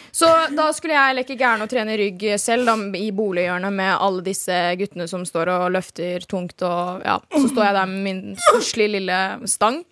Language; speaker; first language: Norwegian; native; Norwegian